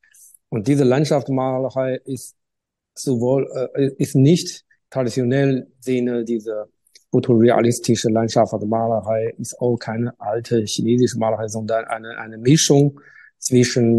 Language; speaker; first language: German; non-native, learner; Chinese